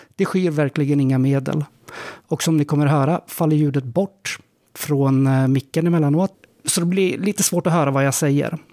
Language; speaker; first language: Swedish; native; Swedish